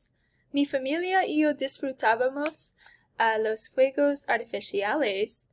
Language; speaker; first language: Spanish; non-native, learner; English